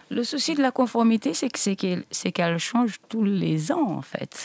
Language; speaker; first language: French; non-native, fluent; Portuguese